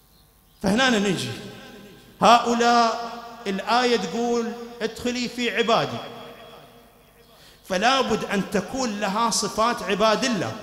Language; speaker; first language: Arabic; native; Arabic